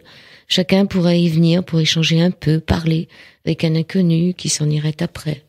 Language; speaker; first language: French; native; French